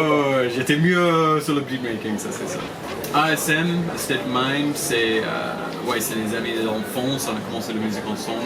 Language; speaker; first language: French; non-native, fluent; English